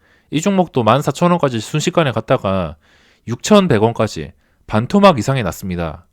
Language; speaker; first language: Korean; native; Korean